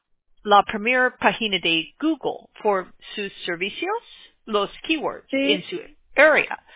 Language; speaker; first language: Spanish; non-native, learner; English